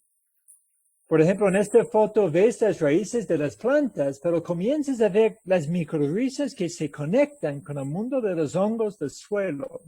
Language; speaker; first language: Spanish; non-native, fluent; English